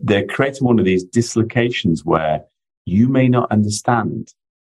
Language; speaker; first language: English; native; English